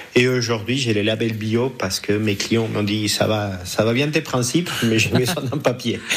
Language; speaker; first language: French; non-native, fluent; Spanish